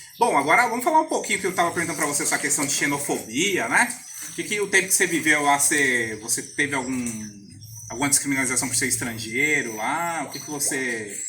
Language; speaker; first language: Portuguese; native; Portuguese